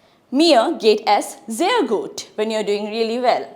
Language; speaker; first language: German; non-native, fluent; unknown